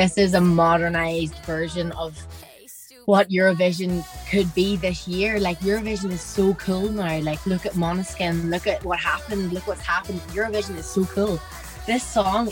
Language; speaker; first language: English; native; English